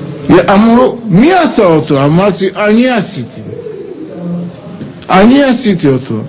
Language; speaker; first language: Hebrew; non-native, learner; Russian